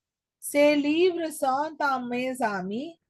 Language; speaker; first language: French; non-native, learner; Telugu